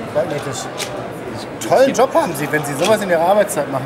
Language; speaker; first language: German; native; German